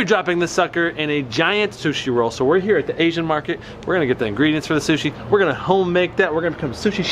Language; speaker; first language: English; native; English